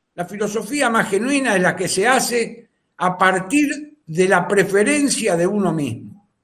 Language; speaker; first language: Spanish; native; Spanish